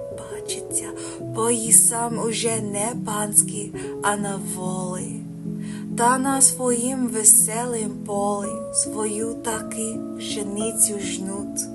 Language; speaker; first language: Ukrainian; non-native, learner; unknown